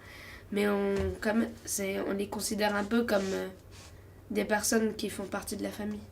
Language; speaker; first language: French; non-native, fluent; Spanish